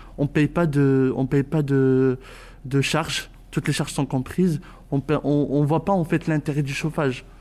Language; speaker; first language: French; non-native, local second language; Arabic